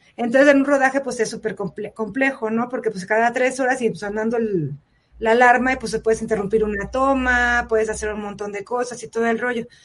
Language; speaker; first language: Spanish; native; Spanish